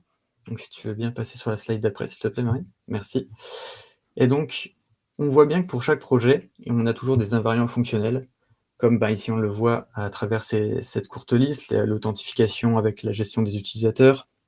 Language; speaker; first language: French; native; French